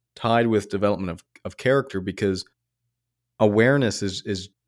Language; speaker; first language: English; native; English